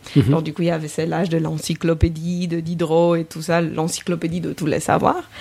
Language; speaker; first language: French; non-native, fluent; Romanian